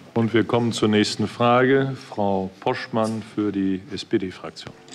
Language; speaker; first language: German; native; German